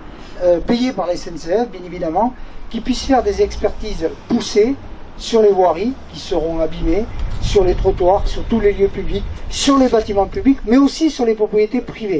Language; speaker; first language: French; native; French